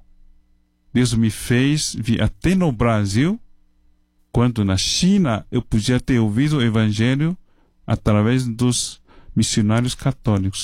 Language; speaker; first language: Portuguese; non-native, fluent; Chinese